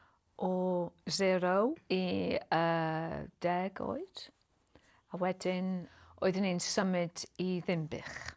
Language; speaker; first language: Welsh; non-native, learner; English